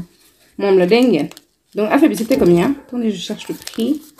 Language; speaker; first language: French; non-native, local second language; Wolof